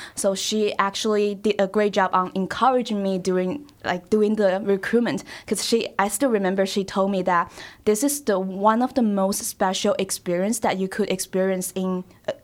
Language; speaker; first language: English; non-native, fluent; Chinese